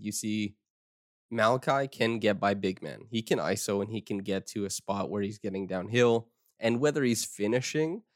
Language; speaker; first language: English; native; English